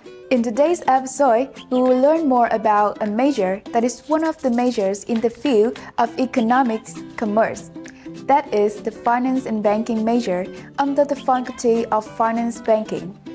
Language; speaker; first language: English; non-native, fluent; Vietnamese